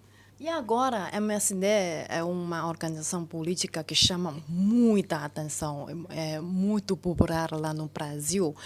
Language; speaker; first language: Portuguese; non-native, fluent; Chinese